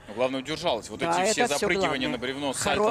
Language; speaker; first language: Russian; native; Russian